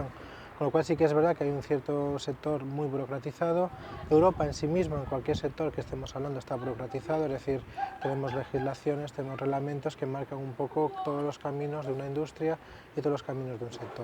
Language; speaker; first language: Spanish; native; Spanish